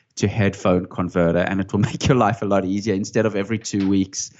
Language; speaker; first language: English; native; English